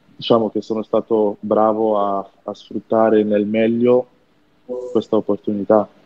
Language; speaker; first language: Italian; non-native, fluent; French